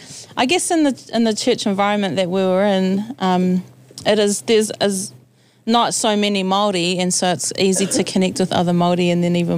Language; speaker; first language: English; native; English